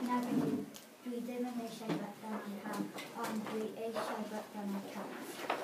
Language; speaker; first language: Welsh; non-native, learner; English